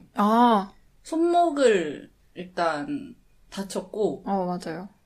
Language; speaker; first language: Korean; early bilingual, heritage; Korean